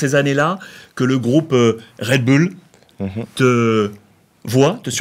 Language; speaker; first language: French; native; French